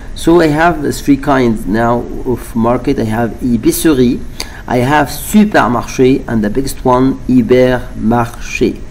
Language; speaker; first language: English; non-native, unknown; Arabic